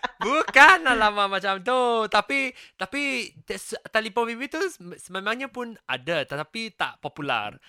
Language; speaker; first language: Malay; non-native, local second language; Chinese